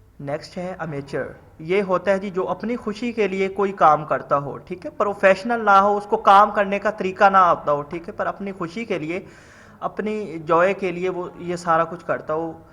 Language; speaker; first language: Urdu; non-native, local second language; Punjabi